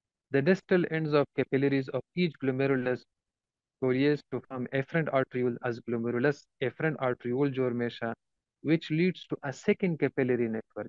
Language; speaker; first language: English; non-native, fluent; Persian